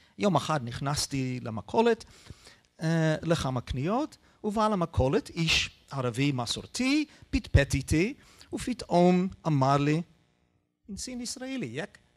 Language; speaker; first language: Hebrew; non-native, fluent; English